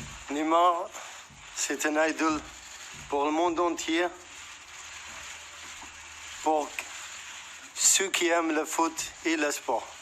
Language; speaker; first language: French; non-native, learner; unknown